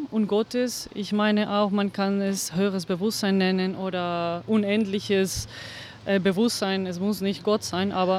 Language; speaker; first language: German; non-native, fluent; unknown